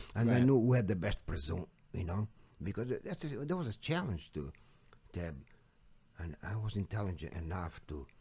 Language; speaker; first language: English; non-native, fluent; Portuguese